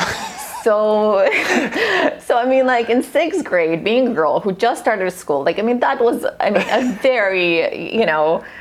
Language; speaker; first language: English; early bilingual, other home language; Russian